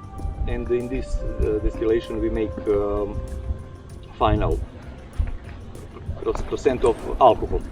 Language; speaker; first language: English; non-native, learner; Serbian